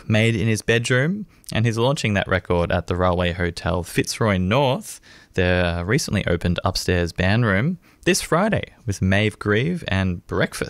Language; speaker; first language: English; native; English